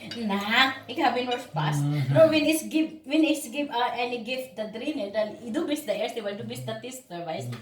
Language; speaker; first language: German; non-native, learner; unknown